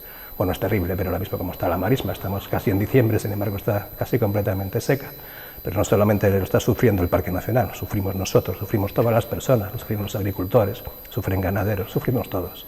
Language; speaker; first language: Spanish; native; Spanish